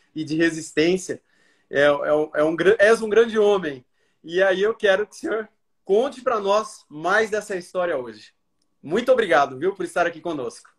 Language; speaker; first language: Portuguese; native; Portuguese